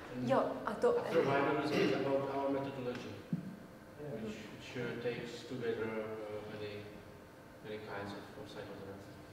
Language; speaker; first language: English; non-native, learner; Czech